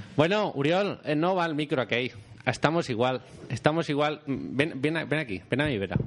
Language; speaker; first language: Spanish; non-native, local second language; Catalan